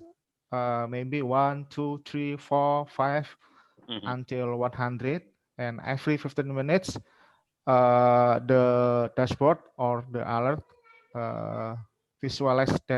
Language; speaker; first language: English; non-native, learner; Indonesian